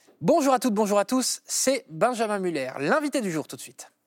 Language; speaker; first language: French; native; French